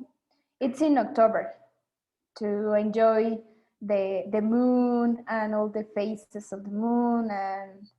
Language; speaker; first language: English; non-native, learner; Spanish